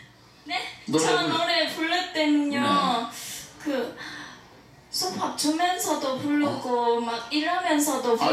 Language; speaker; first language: Korean; non-native, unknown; Vietnamese